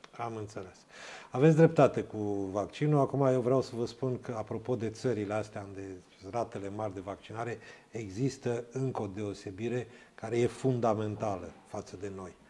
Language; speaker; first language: Romanian; native; Romanian